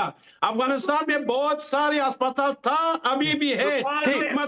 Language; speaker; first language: Hindi; non-native, fluent; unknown